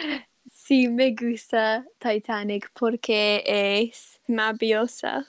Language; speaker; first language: Spanish; non-native, learner; English